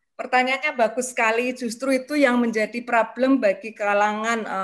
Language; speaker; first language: Indonesian; native; Indonesian